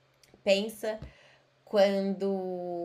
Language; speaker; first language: Italian; non-native, fluent; Portuguese